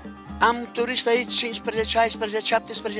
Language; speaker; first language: Romanian; non-native, learner; Greek